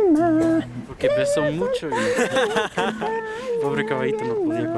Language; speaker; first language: Spanish; non-native, fluent; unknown